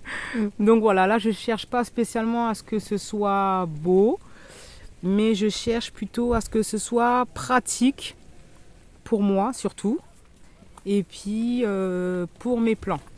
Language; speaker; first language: French; native; French